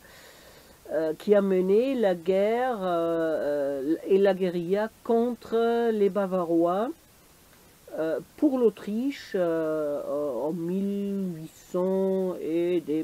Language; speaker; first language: French; native; French